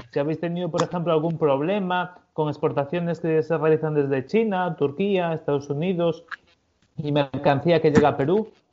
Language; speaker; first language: Spanish; native; Spanish